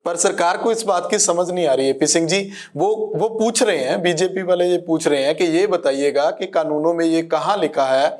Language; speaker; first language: Hindi; non-native, local second language; Punjabi